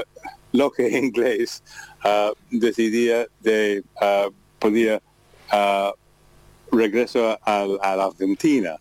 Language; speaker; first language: Spanish; non-native, learner; English